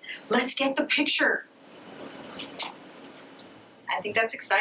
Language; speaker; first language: English; native; English